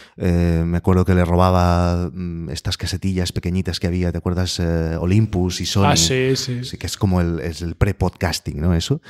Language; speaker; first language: Spanish; native; Spanish